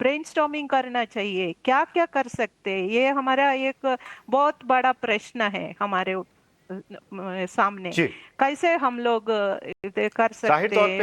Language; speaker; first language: Hindi; non-native, local second language; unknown